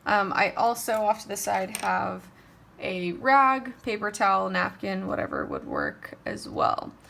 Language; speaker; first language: English; native; English